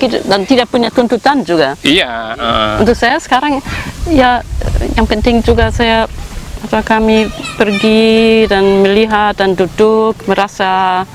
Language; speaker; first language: Indonesian; non-native, fluent; German